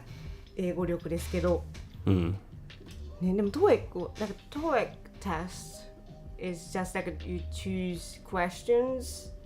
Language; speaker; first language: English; non-native, learner; Japanese